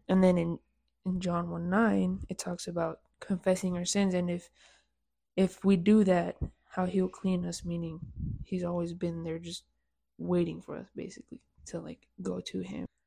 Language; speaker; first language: English; early bilingual, other home language; Spanish